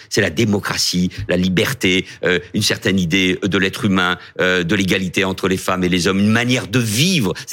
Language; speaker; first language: French; early bilingual, other home language; Catalan